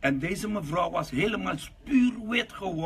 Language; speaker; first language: Dutch; non-native, local second language; Papiamento